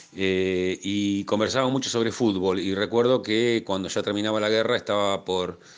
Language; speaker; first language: Spanish; native; Spanish